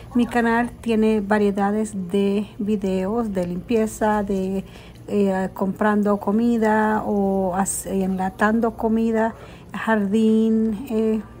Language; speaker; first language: Spanish; native; Spanish